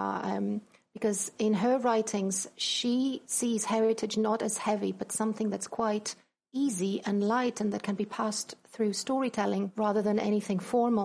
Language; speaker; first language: English; non-native, fluent; Greek